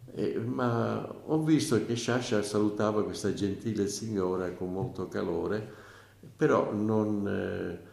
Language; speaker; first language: Italian; native; Italian